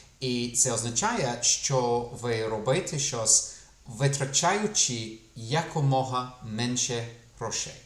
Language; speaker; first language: Ukrainian; non-native, fluent; English